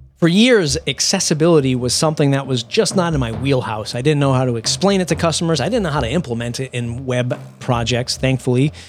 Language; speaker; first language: English; native; English